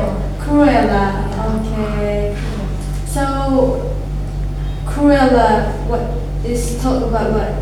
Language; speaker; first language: English; non-native, learner; Indonesian